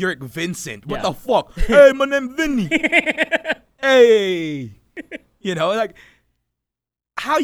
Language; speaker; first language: English; non-native, local second language; Filipino